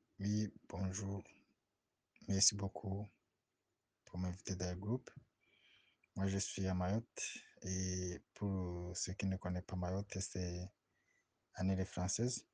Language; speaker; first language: French; non-native, local second language; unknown